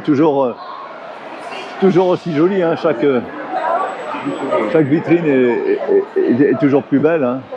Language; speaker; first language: French; native; French